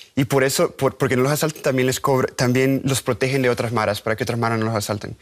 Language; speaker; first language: Spanish; native; Spanish